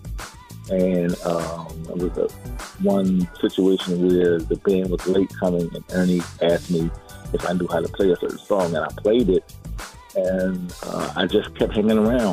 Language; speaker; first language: English; native; English